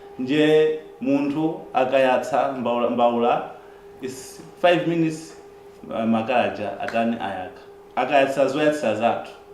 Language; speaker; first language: Nyanja; native; Nyanja